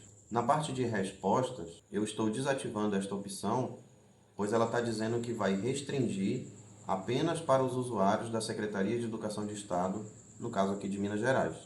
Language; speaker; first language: Portuguese; native; Portuguese